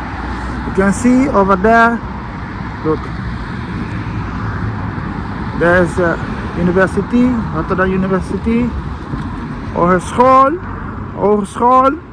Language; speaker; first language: English; non-native, learner; Portuguese